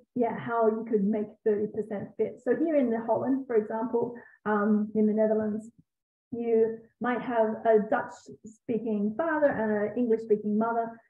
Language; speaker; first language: English; native; English